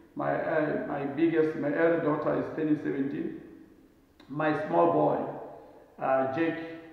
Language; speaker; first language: English; non-native, local second language; Northern Sotho